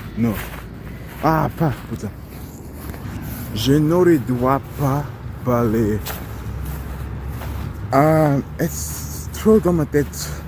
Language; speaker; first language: French; non-native, learner; English